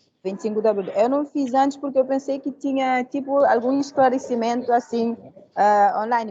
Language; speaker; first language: Portuguese; non-native, local second language; Kabuverdianu